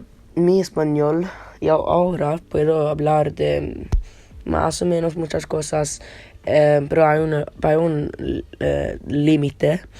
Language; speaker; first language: Spanish; non-native, learner; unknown